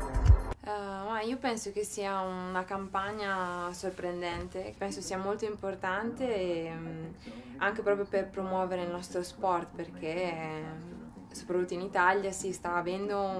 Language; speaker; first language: Italian; native; Italian